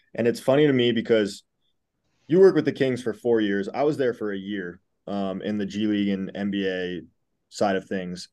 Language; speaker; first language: English; native; English